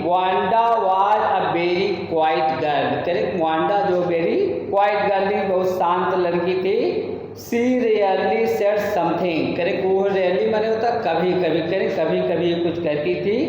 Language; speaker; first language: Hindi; native; Hindi